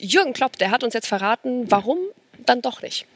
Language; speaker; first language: German; native; German